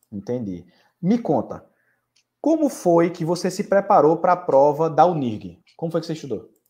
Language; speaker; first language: Portuguese; native; Portuguese